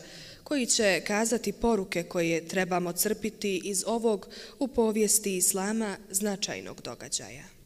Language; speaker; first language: Bosnian; native; Bosnian